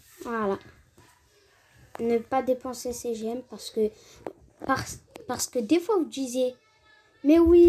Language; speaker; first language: French; native; French